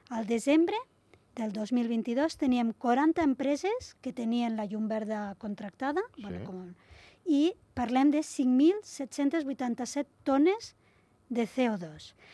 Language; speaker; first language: Catalan; native; Catalan